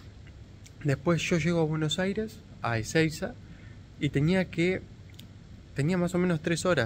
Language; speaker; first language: Spanish; native; Spanish